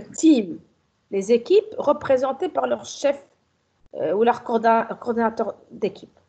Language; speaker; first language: French; non-native, local second language; Arabic